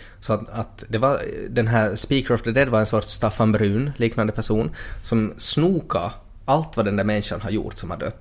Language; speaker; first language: Swedish; native; Swedish